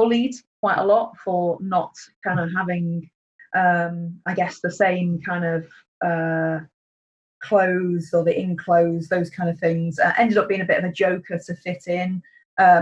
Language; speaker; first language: English; native; English